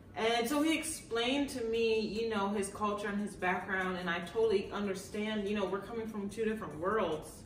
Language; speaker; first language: English; native; English